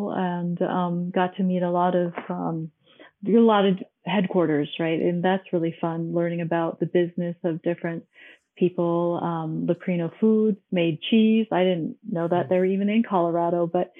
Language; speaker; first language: English; non-native, local second language; Cantonese